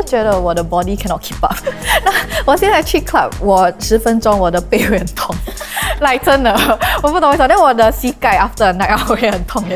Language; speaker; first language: Chinese; non-native, local second language; English